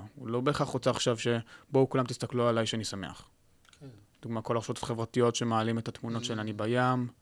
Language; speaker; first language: Hebrew; native; Hebrew